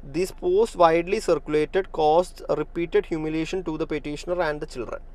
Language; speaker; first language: English; non-native, local second language; Malayalam